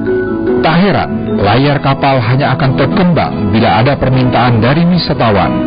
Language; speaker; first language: Indonesian; native; Indonesian